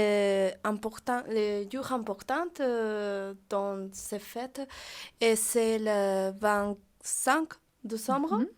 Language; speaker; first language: French; non-native, learner; Spanish